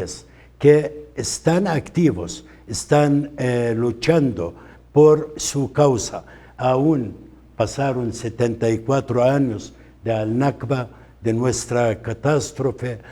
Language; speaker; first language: Spanish; non-native, fluent; Arabic